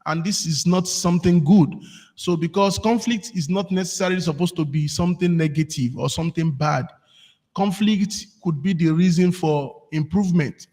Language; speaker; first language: English; non-native, local second language; Yoruba